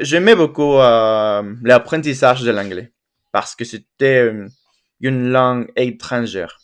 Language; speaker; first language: French; non-native, fluent; Spanish